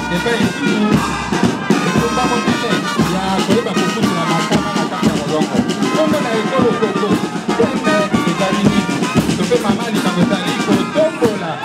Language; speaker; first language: Lingala; native; Lingala